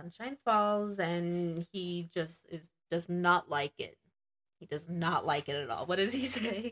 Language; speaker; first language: English; native; English